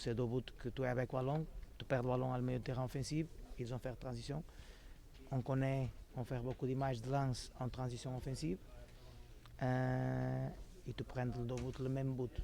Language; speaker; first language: French; non-native, fluent; Portuguese